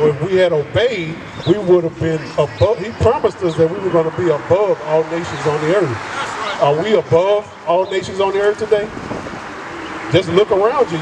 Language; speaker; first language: English; native; English